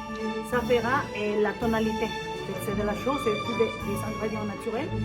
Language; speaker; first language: French; non-native, fluent; Spanish